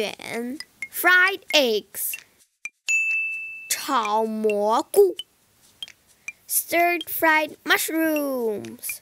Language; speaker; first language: English; non-native, fluent; Indonesian